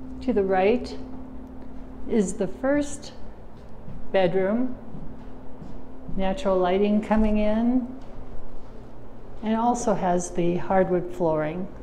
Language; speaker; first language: English; native; English